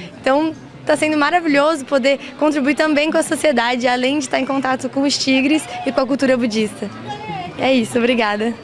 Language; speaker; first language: Portuguese; native; Portuguese